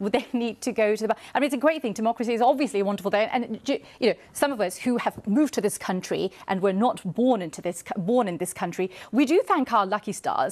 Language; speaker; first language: English; non-native, local second language; Bangla